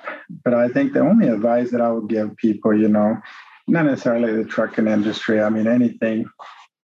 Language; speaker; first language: English; non-native, fluent; Spanish